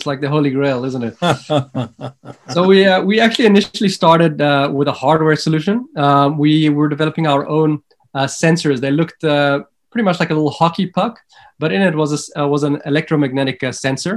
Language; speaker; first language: English; native; English